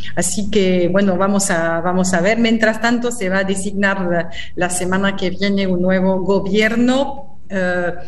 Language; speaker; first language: Spanish; non-native, fluent; French